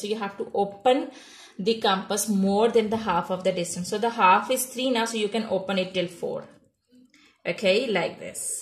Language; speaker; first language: English; non-native, local second language; Urdu